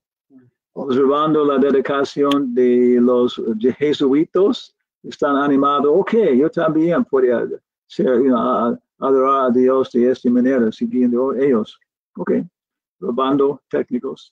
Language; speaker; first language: Spanish; non-native, learner; English